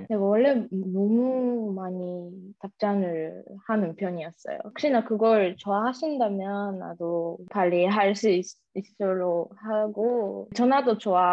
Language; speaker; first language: Korean; early bilingual, heritage; Japanese